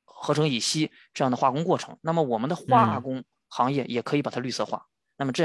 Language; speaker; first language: Chinese; native; Chinese